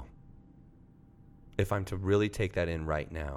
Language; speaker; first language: English; native; English